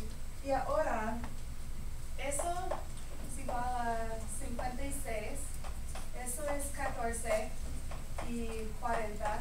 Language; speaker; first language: Spanish; non-native, learner; English